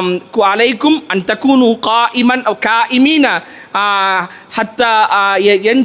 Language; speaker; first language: Arabic; non-native, fluent; Tamil